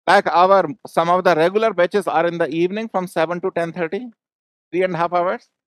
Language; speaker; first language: English; non-native, local second language; Hindi